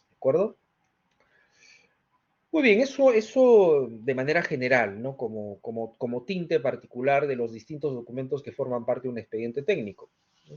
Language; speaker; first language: Spanish; native; Spanish